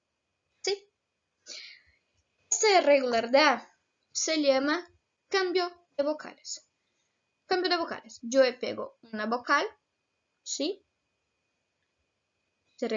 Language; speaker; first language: Spanish; non-native, fluent; Portuguese